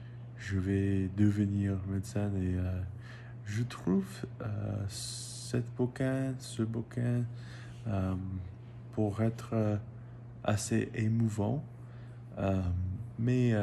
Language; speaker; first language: French; non-native, learner; English